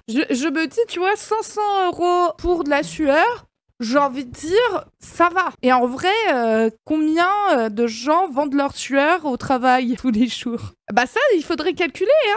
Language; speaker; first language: French; native; French